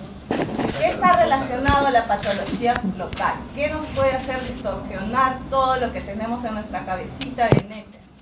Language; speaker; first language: Spanish; native; Spanish